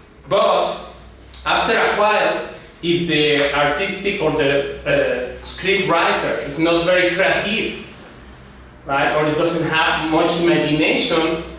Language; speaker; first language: English; non-native, fluent; Spanish